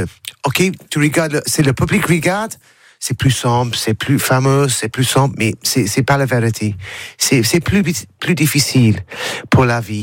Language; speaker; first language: French; non-native, learner; English